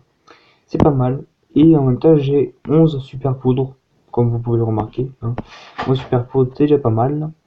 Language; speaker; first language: French; native; French